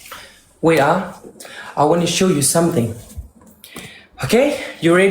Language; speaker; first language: English; non-native, local second language; Malay